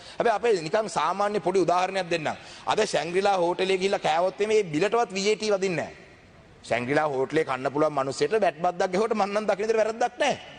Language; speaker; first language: Sinhala; non-native, local second language; Tamil